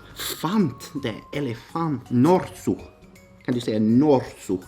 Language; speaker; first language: Swedish; non-native, fluent; English